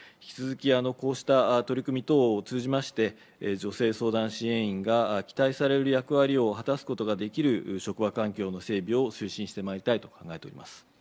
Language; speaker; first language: Japanese; native; Japanese